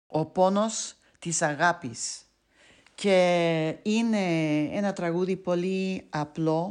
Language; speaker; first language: Greek; non-native, fluent; English